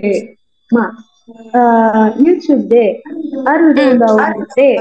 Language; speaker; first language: Japanese; non-native, learner; Indonesian